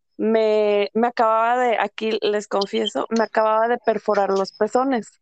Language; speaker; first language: Spanish; early bilingual, heritage; Spanish